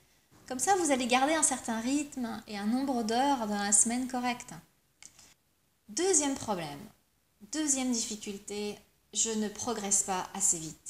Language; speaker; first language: French; native; French